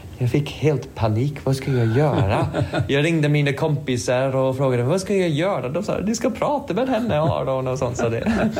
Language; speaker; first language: Swedish; non-native, fluent; English